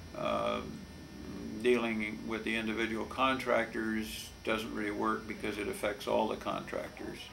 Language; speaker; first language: English; native; English